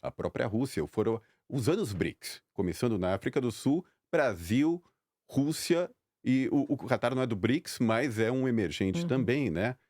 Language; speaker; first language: Portuguese; native; Portuguese